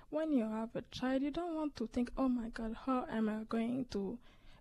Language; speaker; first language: English; native; English